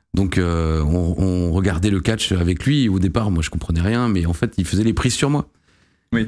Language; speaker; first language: French; native; French